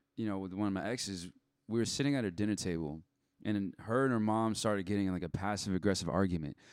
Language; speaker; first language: English; native; English